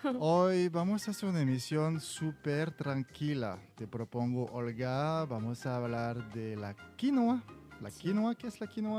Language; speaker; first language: Spanish; non-native, fluent; French